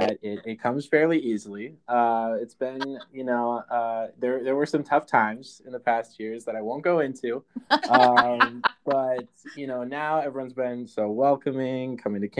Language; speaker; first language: English; native; English